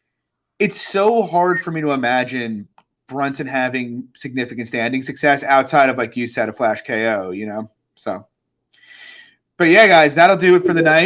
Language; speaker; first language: English; native; English